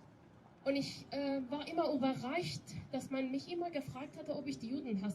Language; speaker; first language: German; non-native, fluent; Persian